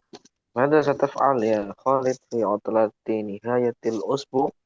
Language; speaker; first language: Arabic; non-native, learner; Indonesian